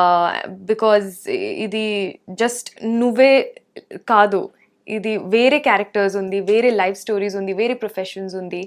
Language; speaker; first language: Telugu; non-native, learner; Hindi